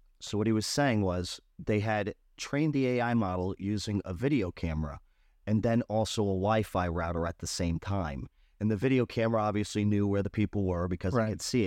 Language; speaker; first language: English; native; English